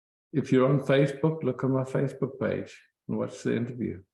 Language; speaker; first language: English; native; English